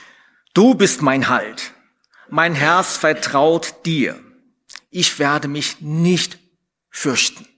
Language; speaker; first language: German; non-native, fluent; Chinese